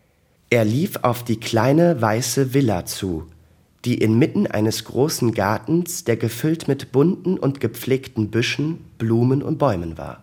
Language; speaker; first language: German; native; German